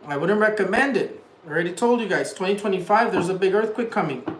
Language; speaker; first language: English; early bilingual, other home language; Spanish